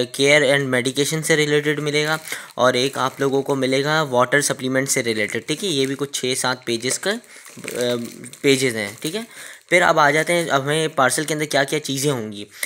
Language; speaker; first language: Urdu; native; Urdu